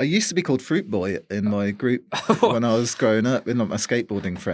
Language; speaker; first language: English; native; English